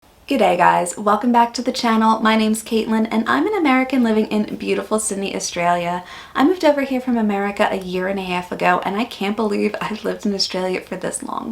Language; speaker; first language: English; native; English